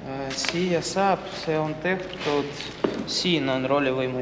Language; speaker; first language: Estonian; native; Estonian